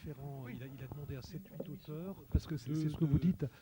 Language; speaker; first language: French; native; French